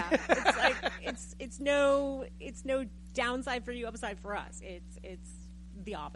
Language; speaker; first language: English; native; English